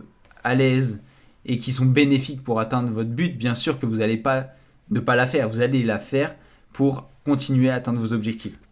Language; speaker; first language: French; native; French